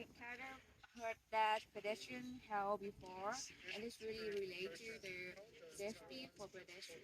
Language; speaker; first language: English; non-native, learner; Vietnamese